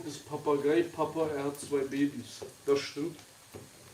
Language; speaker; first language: German; early bilingual, other home language; Kurdish